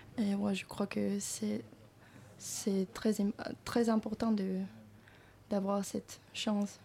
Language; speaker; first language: French; non-native, learner; Finnish